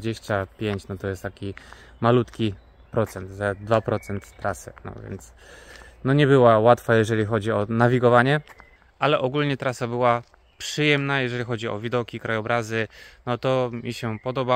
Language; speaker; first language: Polish; native; Polish